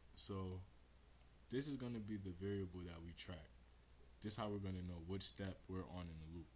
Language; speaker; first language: English; native; English